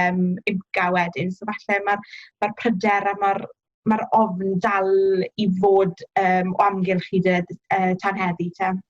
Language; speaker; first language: Welsh; native; Welsh